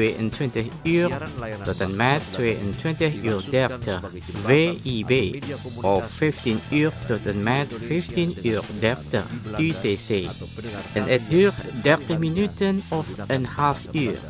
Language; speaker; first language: Dutch; non-native, learner; Indonesian